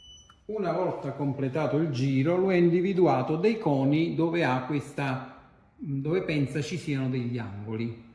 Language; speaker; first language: Italian; native; Italian